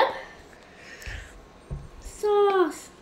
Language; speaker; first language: Hindi; native; Hindi